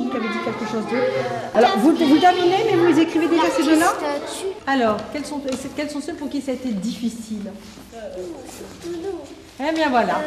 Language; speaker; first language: French; native; French